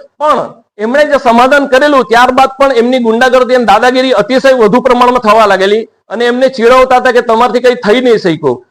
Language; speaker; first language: Gujarati; native; Gujarati